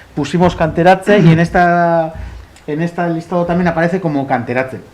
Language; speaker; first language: Spanish; non-native, local second language; Basque